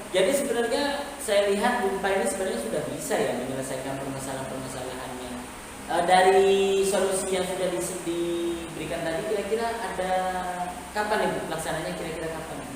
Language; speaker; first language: Indonesian; non-native, local second language; Madurese